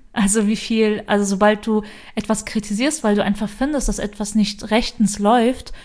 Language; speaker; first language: German; early bilingual, other home language; Turkish